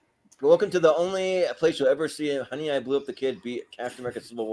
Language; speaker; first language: English; native; English